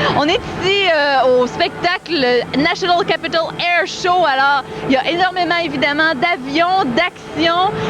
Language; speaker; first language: French; native; French